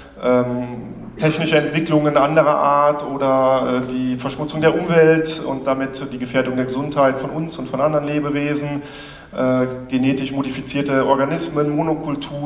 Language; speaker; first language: German; native; German